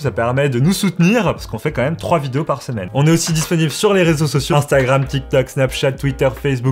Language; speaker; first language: French; native; French